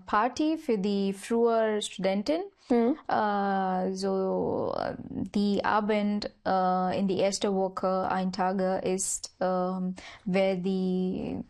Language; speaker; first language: German; non-native, learner; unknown